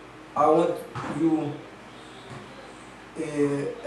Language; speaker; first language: English; non-native, learner; Haitian Creole